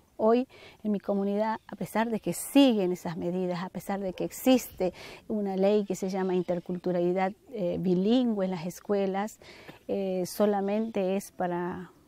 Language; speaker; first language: Spanish; native; Spanish